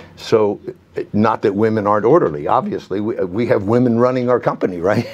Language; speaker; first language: English; native; English